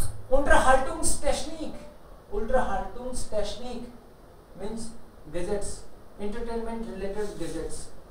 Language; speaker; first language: German; non-native, learner; Hindi